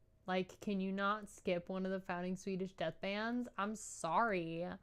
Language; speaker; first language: English; native; English